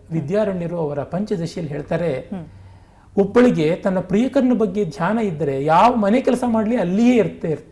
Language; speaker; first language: Kannada; non-native, local second language; Tamil